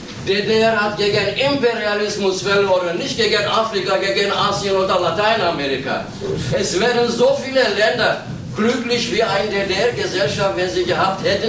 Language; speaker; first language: German; non-native, fluent; Turkish